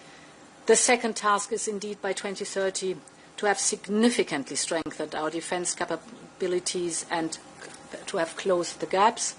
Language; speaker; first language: English; non-native, fluent; German